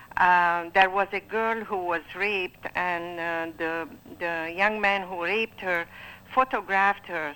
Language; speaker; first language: English; non-native, fluent; Arabic